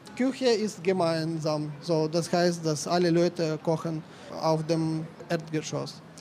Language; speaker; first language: German; non-native, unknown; Ukrainian